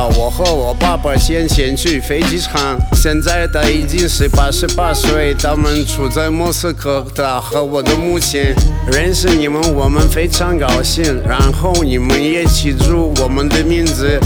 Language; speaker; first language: Chinese; non-native, learner; Russian